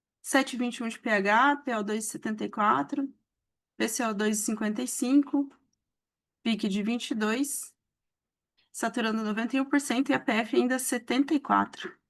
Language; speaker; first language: Portuguese; native; Portuguese